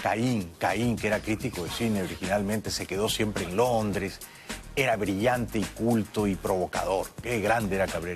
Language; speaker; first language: Spanish; native; Spanish